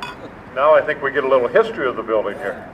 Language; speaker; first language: English; native; English